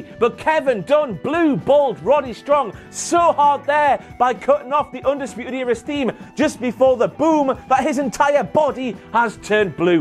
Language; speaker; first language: English; native; English